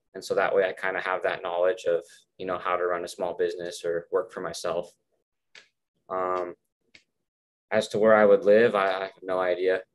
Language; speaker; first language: English; native; English